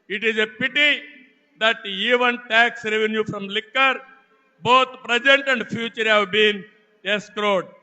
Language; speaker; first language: English; non-native, local second language; Telugu